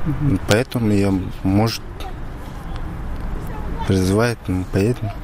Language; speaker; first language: Russian; non-native, learner; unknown